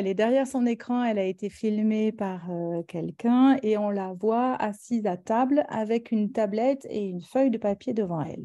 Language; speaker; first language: French; native; French